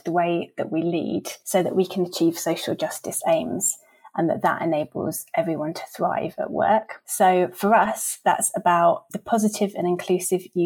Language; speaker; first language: English; native; English